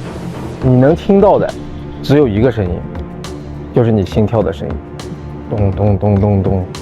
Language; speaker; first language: Chinese; native; Chinese